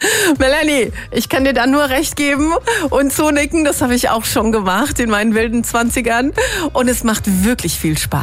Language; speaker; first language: German; native; German